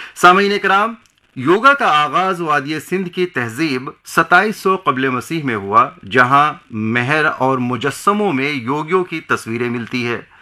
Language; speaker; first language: Urdu; native; Urdu